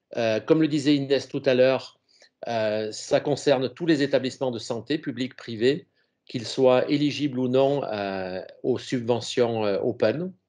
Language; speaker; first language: French; native; French